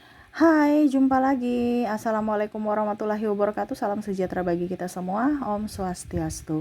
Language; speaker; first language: Indonesian; native; Indonesian